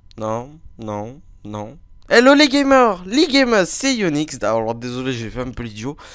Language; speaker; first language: French; native; French